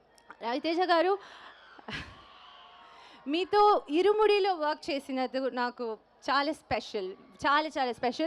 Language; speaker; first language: Telugu; non-native, learner; Tamil